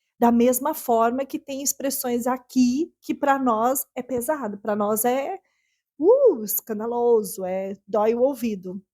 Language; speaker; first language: Portuguese; native; Portuguese